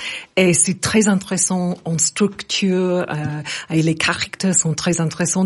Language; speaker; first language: French; non-native, fluent; English